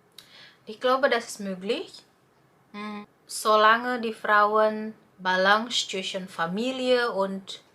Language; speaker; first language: German; non-native, fluent; Indonesian